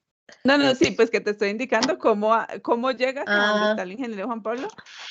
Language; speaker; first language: Spanish; native; Spanish